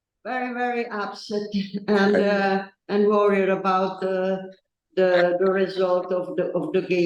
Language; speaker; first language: English; non-native, learner; Italian